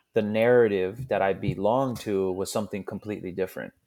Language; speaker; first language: English; native; English